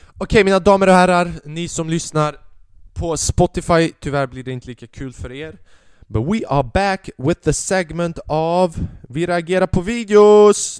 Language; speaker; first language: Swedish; early bilingual, other home language; Albanian